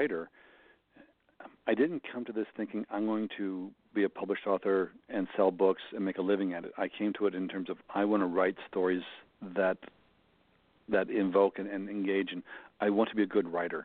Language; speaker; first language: English; native; English